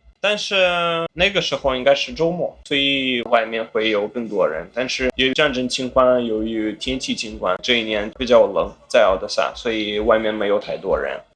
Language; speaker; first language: Chinese; non-native, fluent; Ukrainian